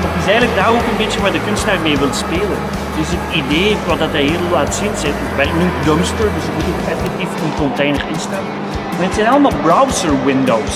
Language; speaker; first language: Dutch; native; Dutch